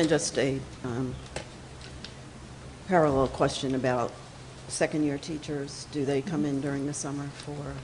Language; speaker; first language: English; native; English